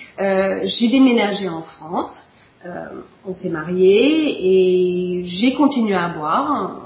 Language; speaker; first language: French; non-native, fluent; English